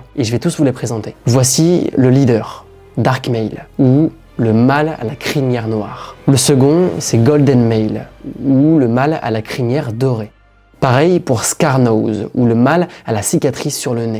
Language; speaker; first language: French; native; French